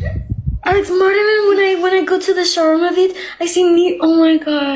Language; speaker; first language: English; non-native, learner; Amharic